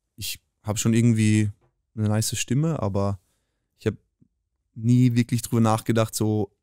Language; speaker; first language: German; native; German